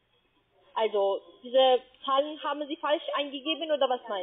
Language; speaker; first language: German; non-native, learner; Spanish